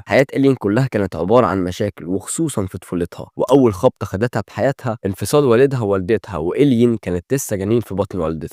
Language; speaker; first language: Arabic; native; Arabic